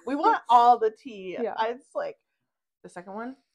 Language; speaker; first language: English; native; English